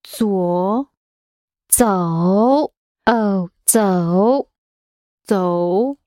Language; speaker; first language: Chinese; non-native, learner; English